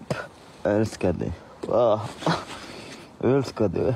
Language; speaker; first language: Swedish; non-native, learner; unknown